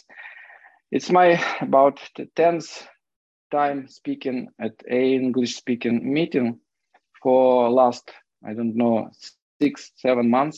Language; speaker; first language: English; non-native, fluent; Ukrainian